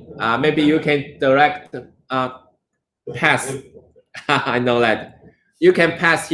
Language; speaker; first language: English; non-native, learner; Chinese